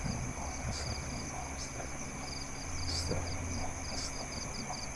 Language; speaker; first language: Malay; native; Malay